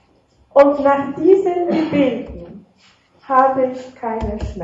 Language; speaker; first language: German; non-native, fluent; Russian